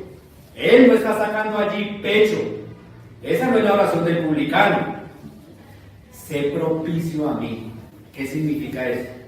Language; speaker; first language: Spanish; native; Spanish